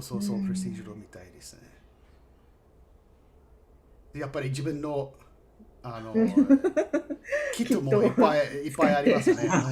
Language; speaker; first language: Japanese; non-native, fluent; English